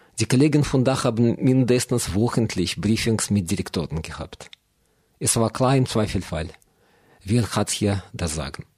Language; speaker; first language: German; non-native, fluent; Russian